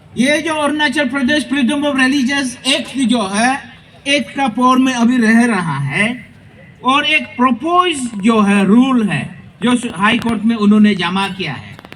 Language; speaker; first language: Hindi; non-native, local second language; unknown